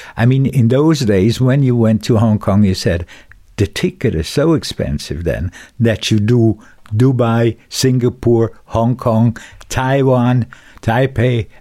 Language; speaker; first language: English; non-native, fluent; German